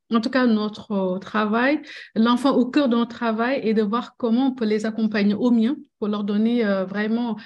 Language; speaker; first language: French; non-native, local second language; Wolof